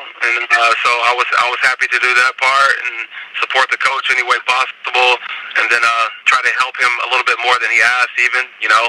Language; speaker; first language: English; native; English